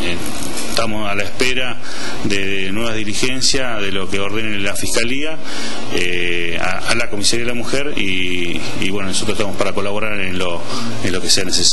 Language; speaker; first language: Spanish; native; Spanish